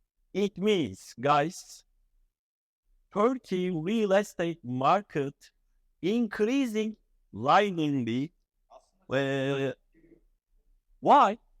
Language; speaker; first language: English; non-native, fluent; Turkish